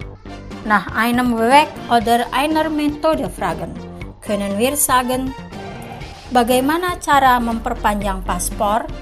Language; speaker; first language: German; non-native, fluent; Indonesian